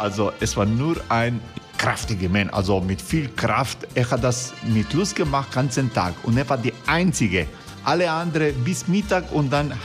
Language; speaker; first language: German; non-native, fluent; Croatian